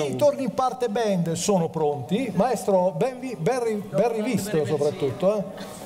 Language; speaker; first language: Italian; native; Italian